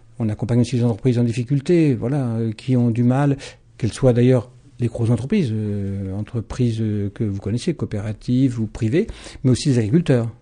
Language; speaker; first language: French; native; French